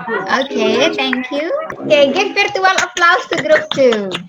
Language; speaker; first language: English; non-native, fluent; Indonesian